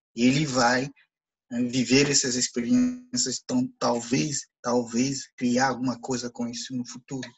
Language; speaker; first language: Portuguese; non-native, fluent; Ewe